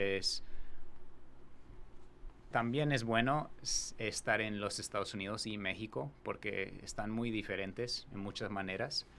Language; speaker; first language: Spanish; non-native, fluent; English